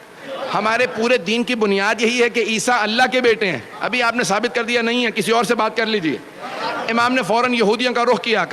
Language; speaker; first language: Urdu; native; Urdu